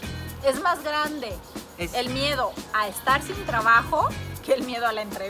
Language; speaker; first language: Spanish; native; Spanish